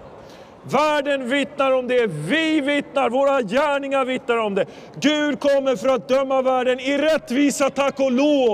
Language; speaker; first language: Swedish; non-native, fluent; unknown